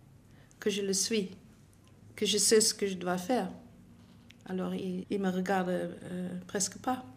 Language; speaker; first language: French; non-native, fluent; Dutch